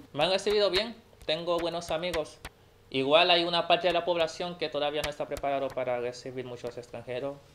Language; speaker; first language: Spanish; native; Spanish